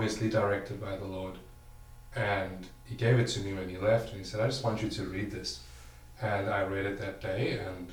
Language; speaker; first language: English; native; English